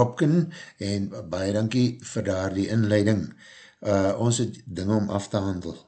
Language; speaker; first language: Afrikaans; native; Afrikaans